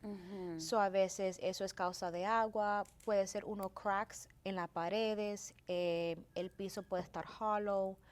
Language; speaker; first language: Spanish; early bilingual, heritage; Spanish